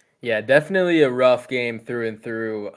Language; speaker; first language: English; native; English